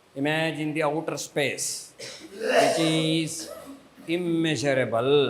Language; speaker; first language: English; non-native, local second language; Kannada